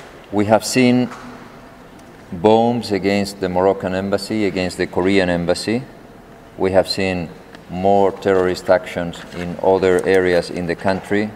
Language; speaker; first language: English; non-native, fluent; Spanish